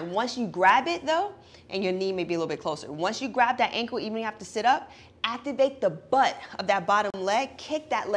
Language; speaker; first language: English; native; English